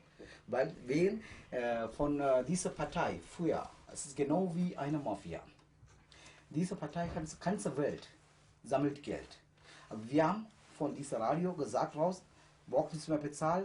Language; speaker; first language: German; non-native, learner; Tamil